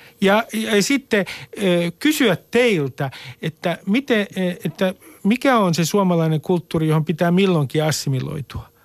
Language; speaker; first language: Finnish; native; Finnish